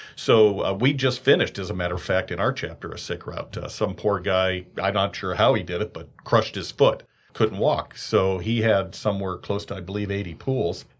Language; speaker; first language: English; native; English